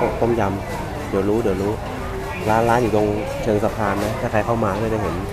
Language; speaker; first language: Thai; native; Thai